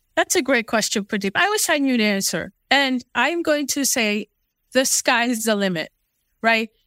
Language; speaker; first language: English; non-native, local second language; Fula